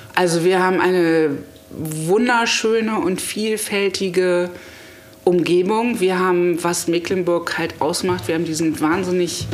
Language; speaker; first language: German; native; German